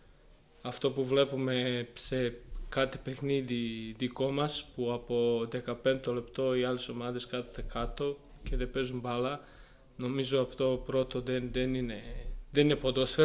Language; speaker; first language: Greek; non-native, fluent; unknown